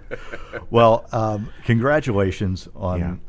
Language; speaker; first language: English; native; English